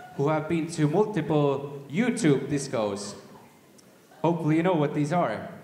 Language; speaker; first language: English; non-native, fluent; Estonian